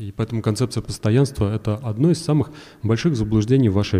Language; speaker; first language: Russian; native; Russian